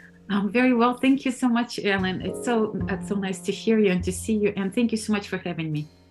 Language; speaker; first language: English; non-native, fluent; Ukrainian